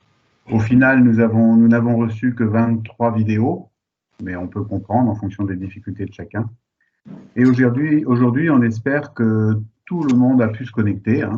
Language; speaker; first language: French; native; French